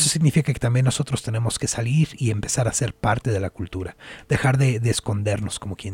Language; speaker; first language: Spanish; native; Spanish